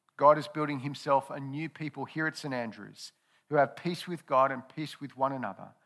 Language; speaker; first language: English; native; English